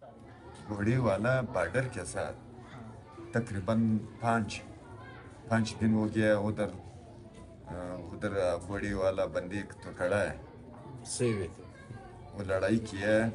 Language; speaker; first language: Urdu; non-native, local second language; Pashto